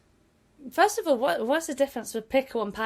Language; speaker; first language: English; native; English